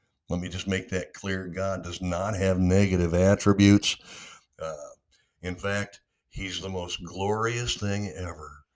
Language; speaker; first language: English; native; English